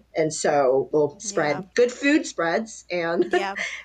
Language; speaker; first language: English; early bilingual, other home language; Chinese